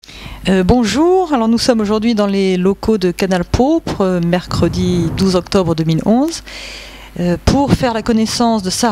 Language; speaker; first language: French; native; French